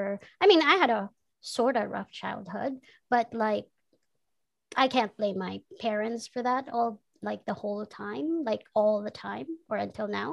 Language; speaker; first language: English; non-native, local second language; Filipino